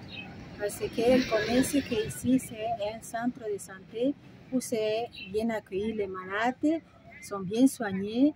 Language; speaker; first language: French; non-native, fluent; Spanish